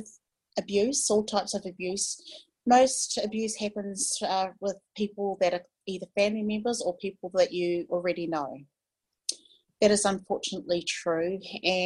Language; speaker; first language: English; native; English